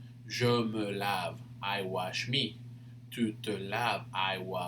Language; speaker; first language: French; non-native, fluent; English